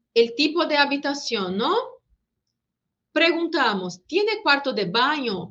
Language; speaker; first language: Spanish; non-native, fluent; Portuguese